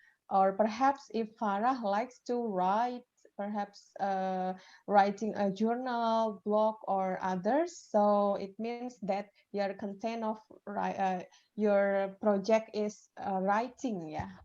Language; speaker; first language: English; non-native, fluent; Indonesian